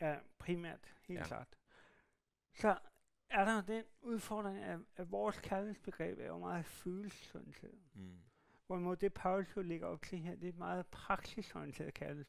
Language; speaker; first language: Danish; native; Danish